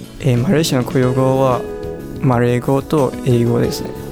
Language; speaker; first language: Japanese; non-native, fluent; Chinese